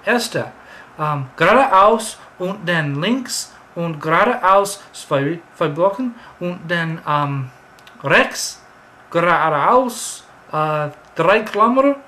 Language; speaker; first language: German; non-native, learner; English